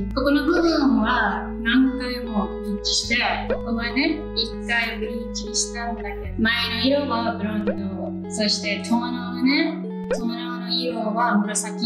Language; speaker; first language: Japanese; non-native, learner; English